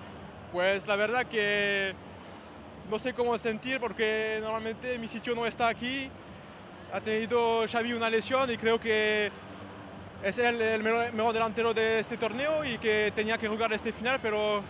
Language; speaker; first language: Spanish; non-native, fluent; French